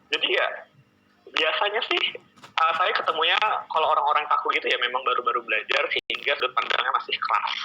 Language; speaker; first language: Indonesian; native; Indonesian